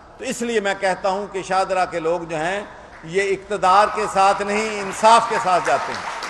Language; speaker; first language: Urdu; non-native, local second language; Punjabi